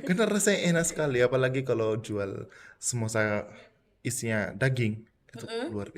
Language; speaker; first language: Indonesian; non-native, fluent; Punjabi